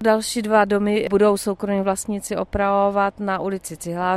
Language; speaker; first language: Czech; native; Czech